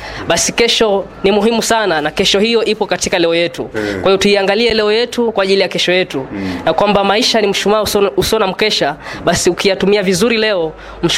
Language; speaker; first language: Swahili; native; Swahili